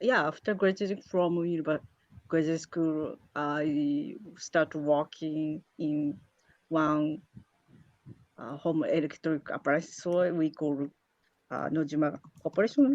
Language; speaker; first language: English; non-native, learner; Japanese